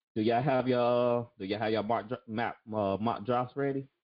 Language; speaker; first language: English; native; English